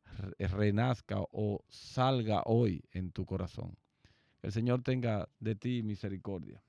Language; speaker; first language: Spanish; native; Spanish